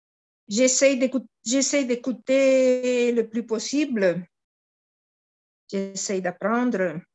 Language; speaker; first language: French; non-native, fluent; Italian